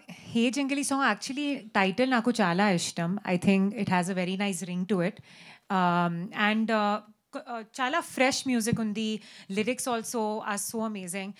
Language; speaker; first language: Telugu; non-native, learner; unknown